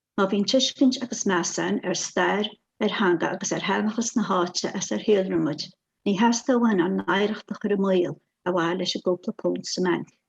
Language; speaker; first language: Irish; native; Irish